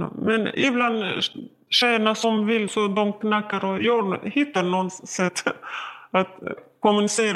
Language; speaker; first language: Swedish; non-native, learner; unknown